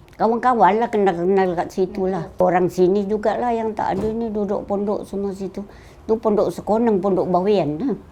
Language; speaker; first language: Malay; non-native, local second language; Madurese